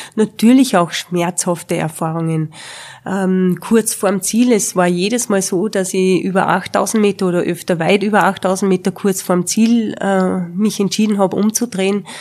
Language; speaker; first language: German; native; German